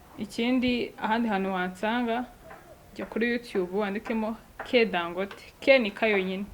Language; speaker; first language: Kinyarwanda; native; Kinyarwanda